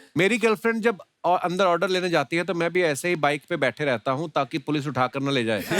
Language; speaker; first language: Hindi; non-native, local second language; Punjabi